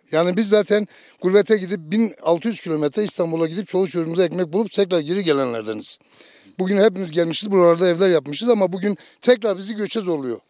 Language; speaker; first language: Turkish; native; Turkish